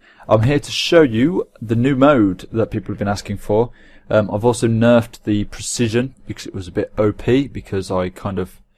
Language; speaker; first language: English; native; English